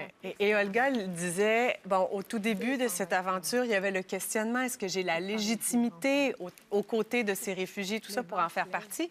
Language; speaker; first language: French; native; French